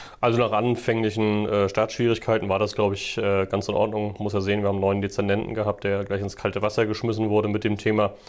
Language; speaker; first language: German; native; German